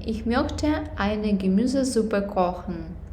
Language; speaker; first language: German; non-native, fluent; Ukrainian